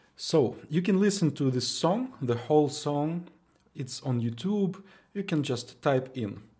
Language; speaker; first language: English; non-native, fluent; Ukrainian